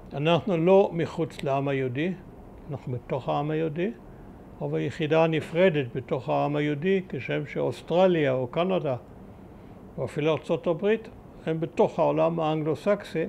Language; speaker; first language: Hebrew; early bilingual, other home language; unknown